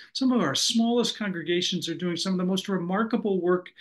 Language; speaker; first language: English; native; English